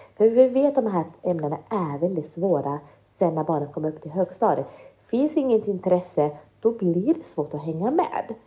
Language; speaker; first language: Swedish; early bilingual, other home language; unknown